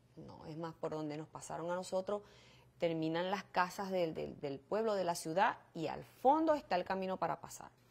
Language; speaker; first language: Spanish; native; Spanish